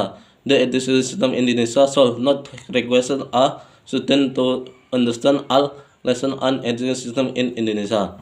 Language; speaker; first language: English; non-native, learner; Indonesian